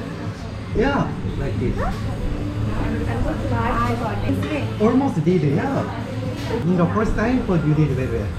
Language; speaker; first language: English; non-native, learner; Korean